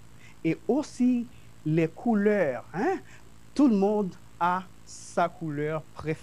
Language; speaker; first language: French; non-native, fluent; Spanish